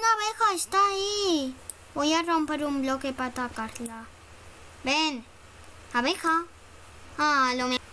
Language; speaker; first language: Spanish; native; Spanish